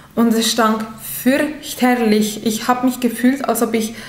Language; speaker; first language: German; non-native, fluent; Italian